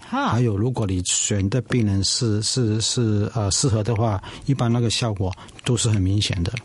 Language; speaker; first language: Chinese; non-native, local second language; Cantonese